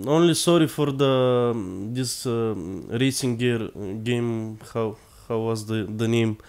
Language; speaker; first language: English; non-native, learner; Bulgarian